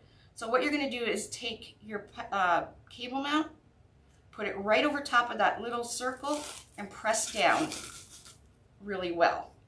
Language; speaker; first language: English; native; English